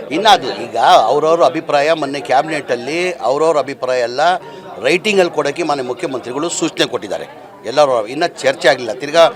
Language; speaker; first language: Kannada; non-native, local second language; Urdu